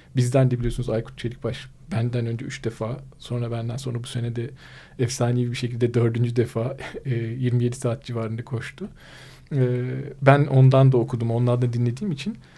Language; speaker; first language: Turkish; native; Turkish